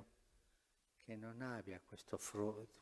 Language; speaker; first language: Italian; non-native, fluent; Spanish